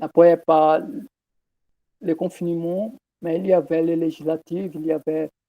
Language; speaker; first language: French; non-native, learner; Portuguese